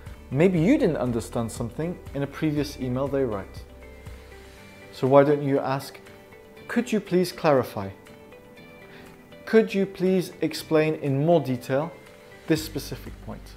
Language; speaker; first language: English; native; English